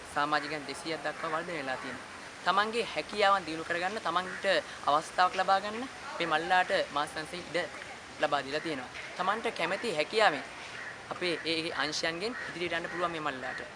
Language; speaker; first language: Sinhala; native; Sinhala